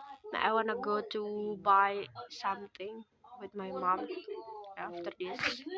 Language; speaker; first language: English; non-native, local second language; Indonesian